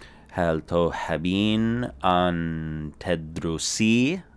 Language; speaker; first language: Arabic; non-native, fluent; English